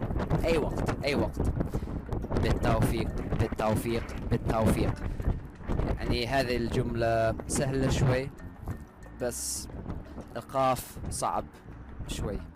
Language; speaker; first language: Arabic; non-native, learner; English